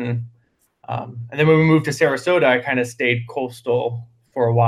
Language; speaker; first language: English; native; English